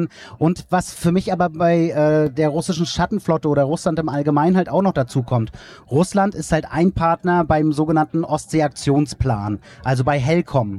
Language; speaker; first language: German; native; German